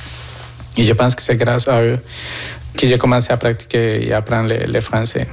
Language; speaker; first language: French; non-native, fluent; Spanish